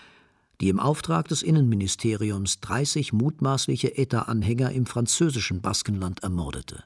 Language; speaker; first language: German; native; German